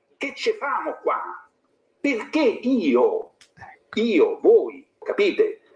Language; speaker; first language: Italian; native; Italian